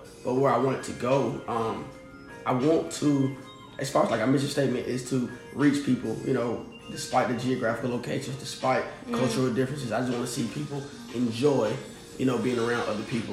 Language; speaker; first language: English; native; English